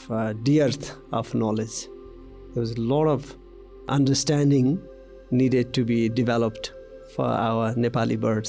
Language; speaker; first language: English; non-native, local second language; Nepali